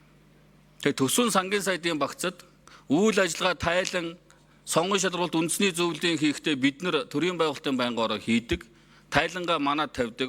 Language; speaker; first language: Mongolian; native; Mongolian